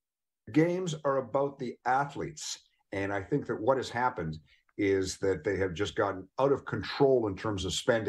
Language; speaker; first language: English; native; English